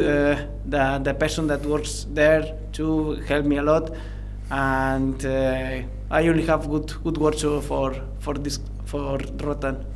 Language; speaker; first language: English; non-native, learner; Spanish